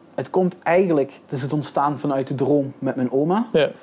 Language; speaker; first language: Dutch; native; Dutch